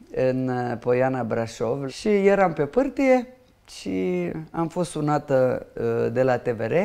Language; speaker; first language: Romanian; non-native, local second language; Ukrainian